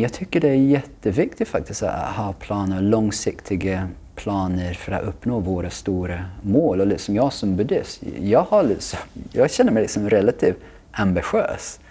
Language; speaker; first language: Swedish; non-native, fluent; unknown